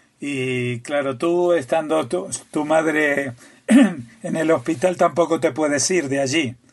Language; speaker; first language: Spanish; native; Spanish